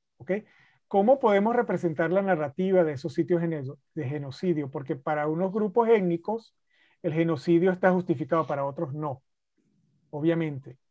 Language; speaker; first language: Spanish; native; Spanish